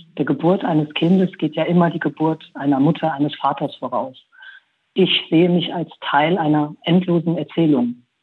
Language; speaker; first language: German; early bilingual, other home language; Persian